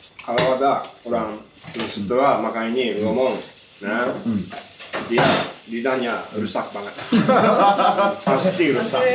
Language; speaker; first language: Indonesian; non-native, learner; Japanese